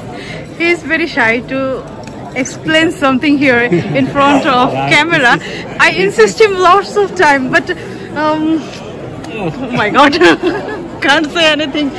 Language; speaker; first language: English; non-native, local second language; Bangla